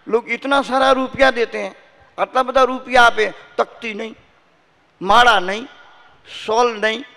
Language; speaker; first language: Hindi; non-native, local second language; Gujarati